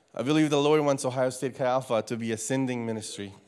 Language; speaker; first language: English; non-native, fluent; Spanish